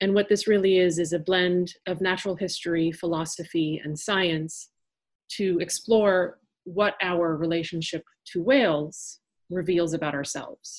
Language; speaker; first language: English; early bilingual, other home language; French